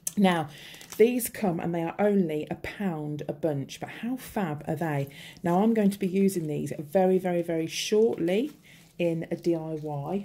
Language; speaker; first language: English; native; English